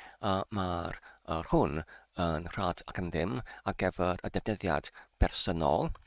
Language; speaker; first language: Welsh; non-native, learner; English